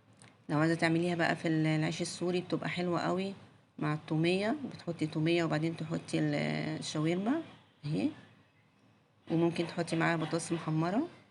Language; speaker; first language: Arabic; native; Arabic